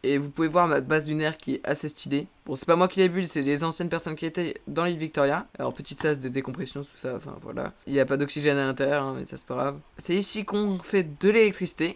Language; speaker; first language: French; native; French